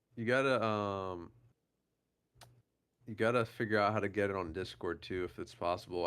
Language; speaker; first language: English; native; English